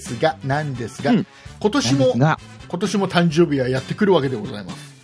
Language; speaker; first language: Japanese; native; Japanese